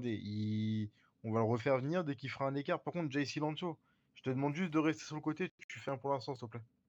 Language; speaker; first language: French; native; French